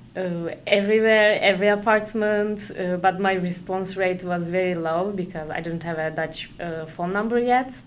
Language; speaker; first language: English; non-native, fluent; Turkish